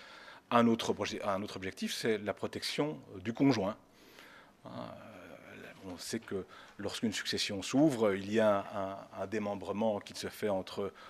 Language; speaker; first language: French; native; French